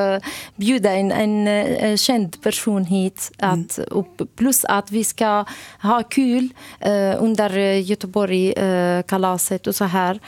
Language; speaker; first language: Swedish; non-native, learner; Arabic